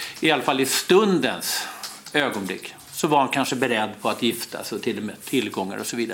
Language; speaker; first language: Swedish; native; Swedish